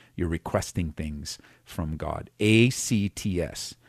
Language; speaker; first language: English; native; English